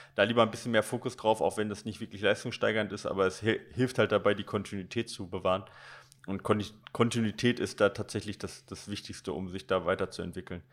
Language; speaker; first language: German; native; German